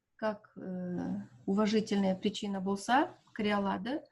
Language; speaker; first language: Russian; non-native, local second language; Kazakh